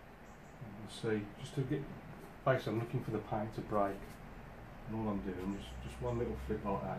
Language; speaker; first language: English; native; English